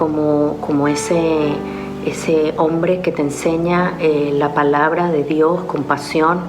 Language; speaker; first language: Spanish; native; Spanish